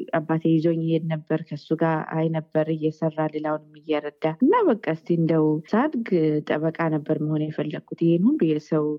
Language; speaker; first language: Amharic; early bilingual, heritage; Amharic